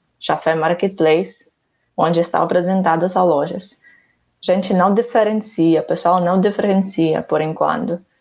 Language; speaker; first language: Portuguese; non-native, fluent; Ukrainian